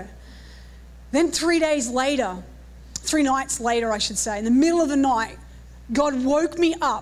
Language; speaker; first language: English; native; English